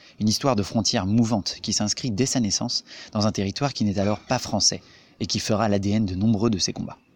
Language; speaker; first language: French; native; French